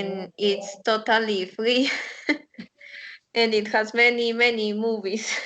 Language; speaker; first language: English; non-native, learner; Spanish